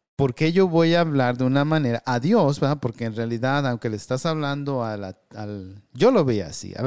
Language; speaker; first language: Spanish; early bilingual, heritage; Spanish